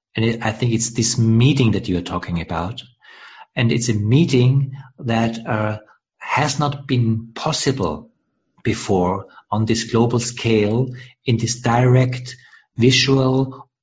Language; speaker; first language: English; non-native, fluent; German